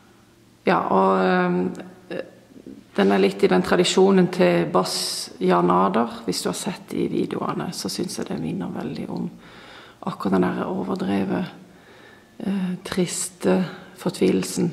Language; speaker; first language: Norwegian; non-native, fluent; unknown